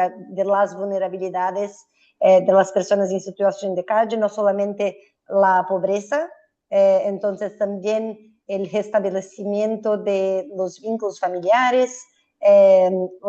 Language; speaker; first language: Spanish; non-native, fluent; Portuguese